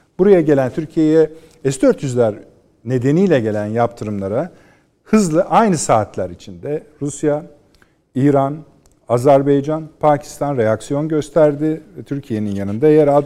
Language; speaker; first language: Turkish; native; Turkish